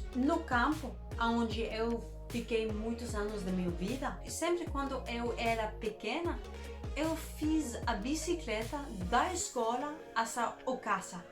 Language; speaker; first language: Portuguese; non-native, learner; Danish